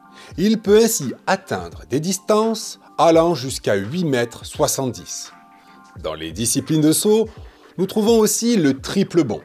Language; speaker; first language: French; native; French